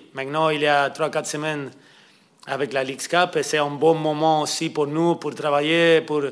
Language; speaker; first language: French; non-native, fluent; Spanish